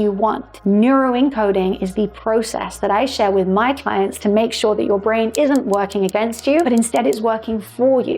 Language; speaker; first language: English; native; English